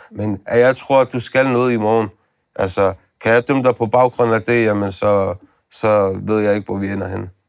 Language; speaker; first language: Danish; early bilingual, other home language; Arabic